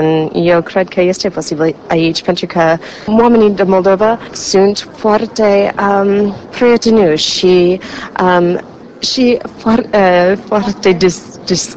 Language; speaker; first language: Romanian; non-native, learner; English